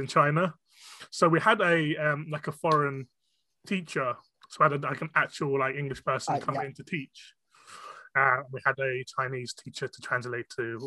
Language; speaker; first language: English; non-native, local second language; Cantonese